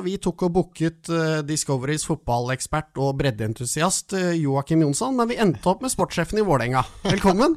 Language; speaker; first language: Norwegian; native; Norwegian